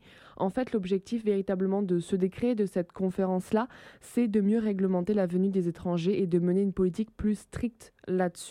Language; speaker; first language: French; native; French